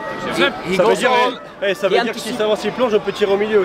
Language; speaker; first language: French; native; French